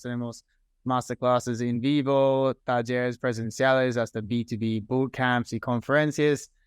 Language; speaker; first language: Spanish; non-native, fluent; English